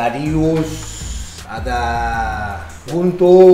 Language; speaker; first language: Indonesian; non-native, learner; Spanish